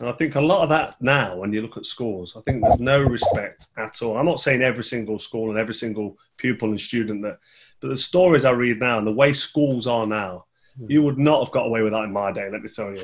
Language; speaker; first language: English; native; English